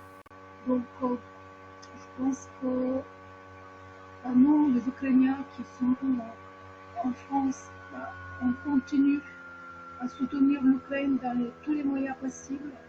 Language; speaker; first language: French; non-native, fluent; Ukrainian